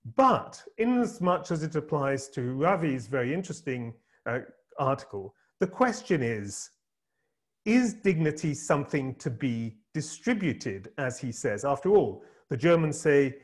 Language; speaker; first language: English; native; English